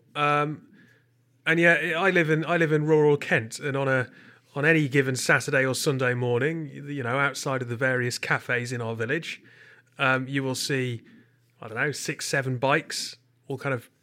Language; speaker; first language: English; native; English